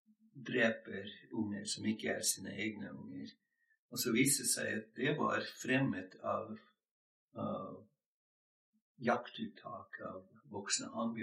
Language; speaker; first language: Norwegian; non-native, fluent; English